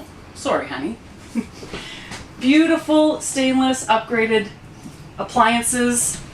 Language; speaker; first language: English; native; English